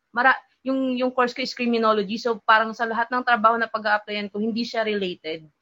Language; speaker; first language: Filipino; non-native, local second language; Hiligaynon